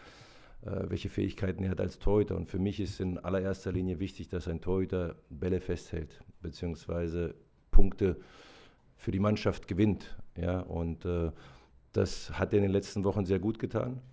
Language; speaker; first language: German; native; German